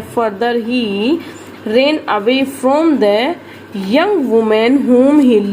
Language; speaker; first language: English; non-native, local second language; Hindi